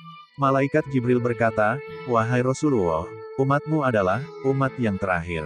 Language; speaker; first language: Indonesian; native; Indonesian